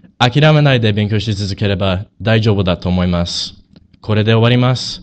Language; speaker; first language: Japanese; non-native, learner; English